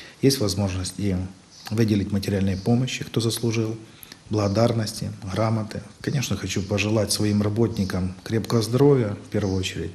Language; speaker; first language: Russian; native; Russian